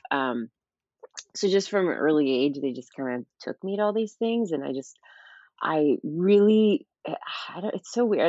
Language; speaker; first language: English; native; English